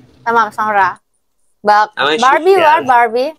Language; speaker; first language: Turkish; non-native, learner; Indonesian